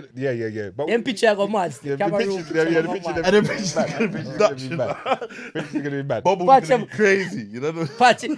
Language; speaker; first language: English; native; English